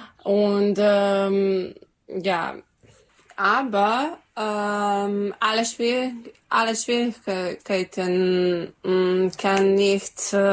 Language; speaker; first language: German; non-native, learner; Serbian